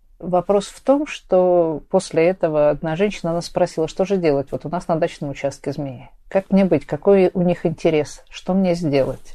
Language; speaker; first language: Russian; native; Russian